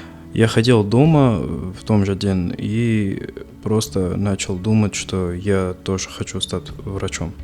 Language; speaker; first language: Russian; non-native, fluent; Arabic